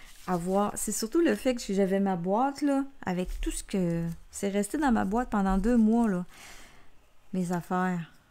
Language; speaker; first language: French; native; French